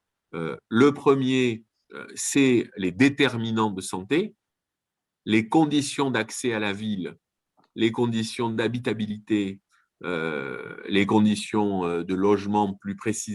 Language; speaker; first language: French; native; French